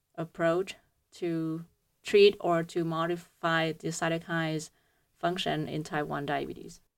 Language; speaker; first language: English; non-native, fluent; Vietnamese